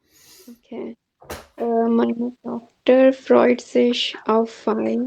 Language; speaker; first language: German; non-native, learner; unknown